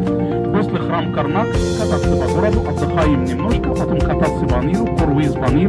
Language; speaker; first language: Russian; non-native, learner; Arabic